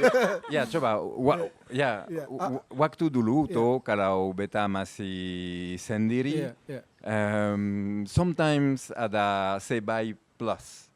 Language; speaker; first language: Indonesian; non-native, fluent; French